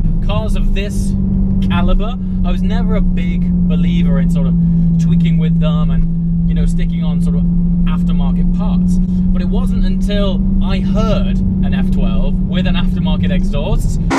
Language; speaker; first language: English; native; English